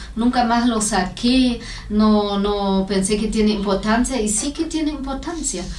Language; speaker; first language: Spanish; non-native, fluent; German